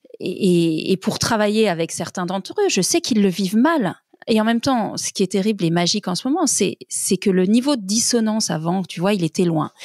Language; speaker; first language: French; native; French